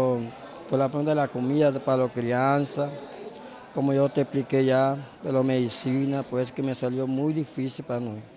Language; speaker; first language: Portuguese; non-native, learner; Spanish